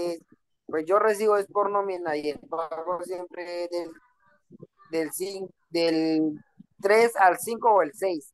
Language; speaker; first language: Spanish; native; Spanish